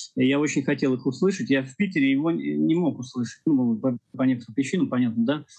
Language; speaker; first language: Russian; native; Russian